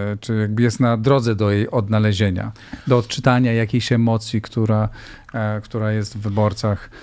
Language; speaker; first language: Polish; native; Polish